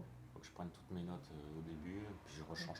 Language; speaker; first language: French; native; French